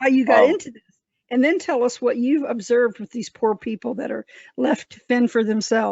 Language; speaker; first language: English; native; English